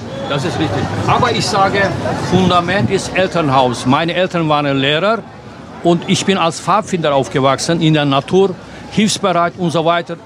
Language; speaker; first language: German; non-native, fluent; Turkish